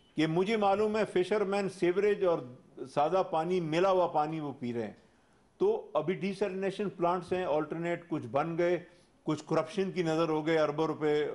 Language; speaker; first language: Urdu; non-native, local second language; Pashto